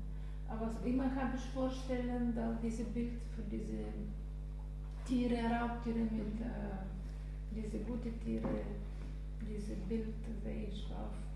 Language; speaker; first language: German; non-native, learner; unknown